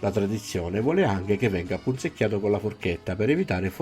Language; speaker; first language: Italian; native; Italian